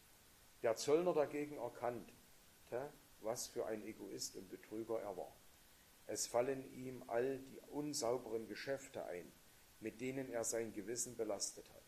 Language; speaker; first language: German; native; German